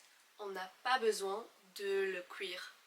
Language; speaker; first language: French; non-native, fluent; English